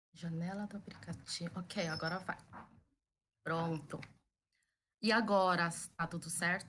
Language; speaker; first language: Portuguese; early bilingual, other home language; Chinese